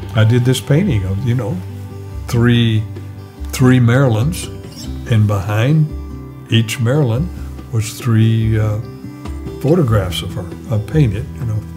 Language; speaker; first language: English; native; English